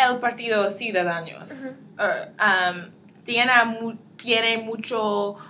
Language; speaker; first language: Spanish; non-native, learner; English